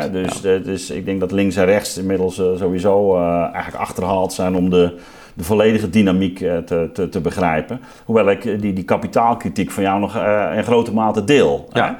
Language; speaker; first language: Dutch; native; Dutch